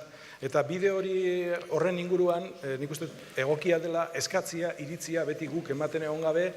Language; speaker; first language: Basque; native; Basque